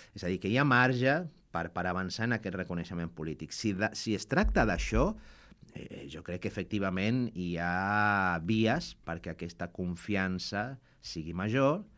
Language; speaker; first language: Catalan; non-native, fluent; Spanish